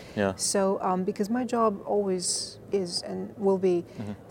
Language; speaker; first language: English; non-native, fluent; Bulgarian